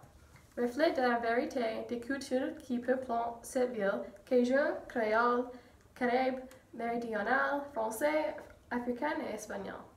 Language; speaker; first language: French; non-native, learner; English